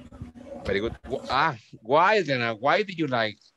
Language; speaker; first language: English; non-native, fluent; Spanish